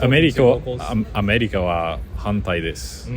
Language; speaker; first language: Japanese; non-native, learner; English